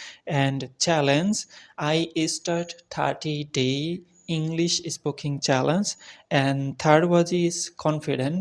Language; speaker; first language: English; non-native, learner; Bangla